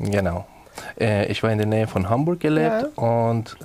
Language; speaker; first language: German; non-native, learner; Persian